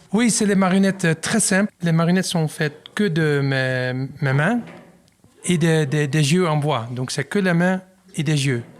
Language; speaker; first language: French; non-native, learner; Dutch